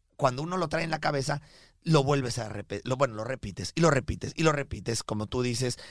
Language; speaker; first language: Spanish; native; Spanish